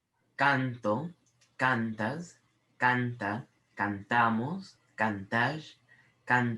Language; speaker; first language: Spanish; non-native, learner; English